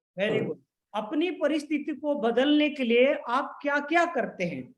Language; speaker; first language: Hindi; native; Hindi